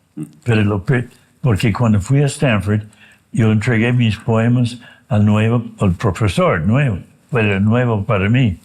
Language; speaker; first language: Spanish; non-native, fluent; English